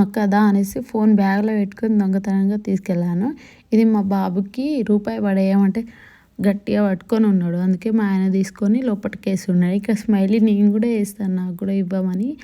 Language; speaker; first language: Telugu; non-native, local second language; Lambadi